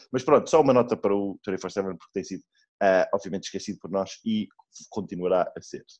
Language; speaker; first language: Portuguese; native; Portuguese